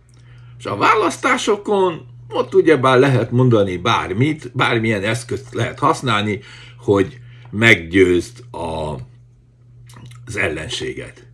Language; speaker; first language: Hungarian; native; Hungarian